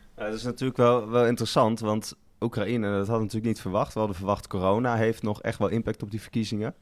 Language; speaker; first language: Dutch; native; Dutch